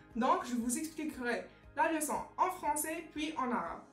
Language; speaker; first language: French; non-native, local second language; Arabic